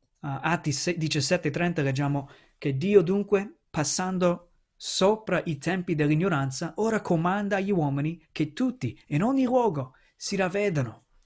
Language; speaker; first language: Italian; non-native, fluent; English